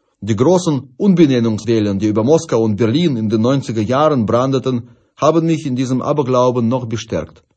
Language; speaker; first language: German; non-native, fluent; Russian